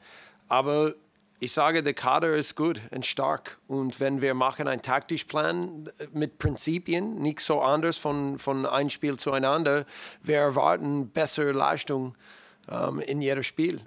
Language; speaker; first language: German; non-native, learner; English